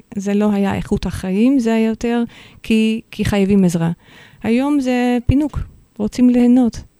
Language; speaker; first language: Hebrew; non-native, fluent; Dutch